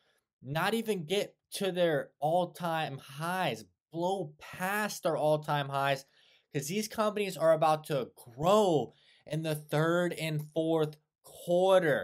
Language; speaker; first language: English; native; English